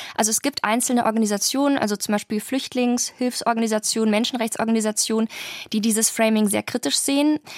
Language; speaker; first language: German; early bilingual, other home language; Polish